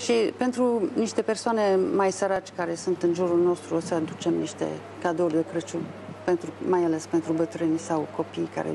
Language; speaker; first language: Romanian; non-native, fluent; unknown